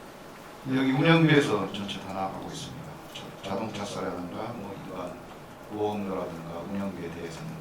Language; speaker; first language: Korean; native; Korean